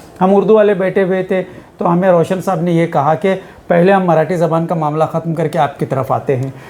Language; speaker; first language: Hindi; non-native, local second language; Urdu